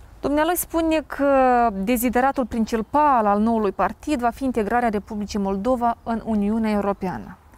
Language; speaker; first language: Romanian; native; Romanian